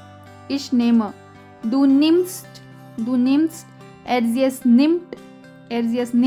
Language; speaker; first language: German; non-native, fluent; Hindi